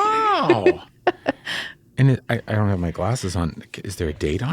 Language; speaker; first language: English; native; English